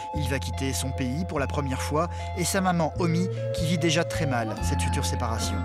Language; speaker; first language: French; native; French